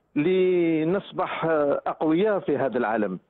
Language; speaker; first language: Arabic; native; Arabic